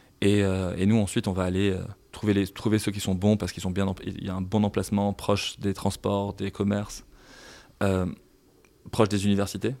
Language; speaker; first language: French; non-native, local second language; Arabic